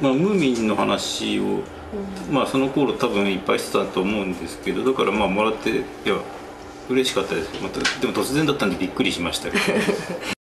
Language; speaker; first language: Japanese; native; Japanese